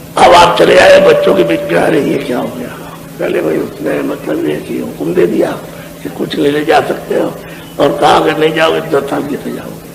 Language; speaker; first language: Hindi; native; Hindi